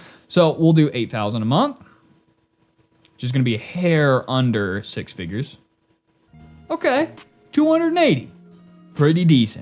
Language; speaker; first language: English; native; English